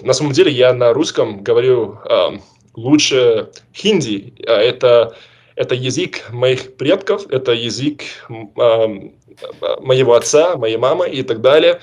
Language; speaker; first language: Russian; non-native, fluent; English